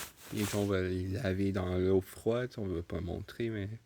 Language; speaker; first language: French; non-native, local second language; English